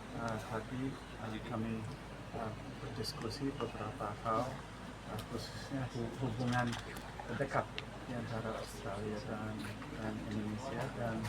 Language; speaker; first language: Indonesian; non-native, fluent; English